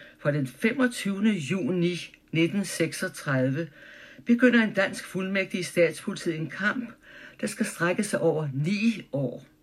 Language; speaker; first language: Danish; early bilingual, other home language; German